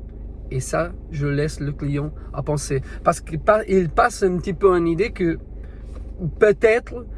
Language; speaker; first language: French; non-native, learner; Portuguese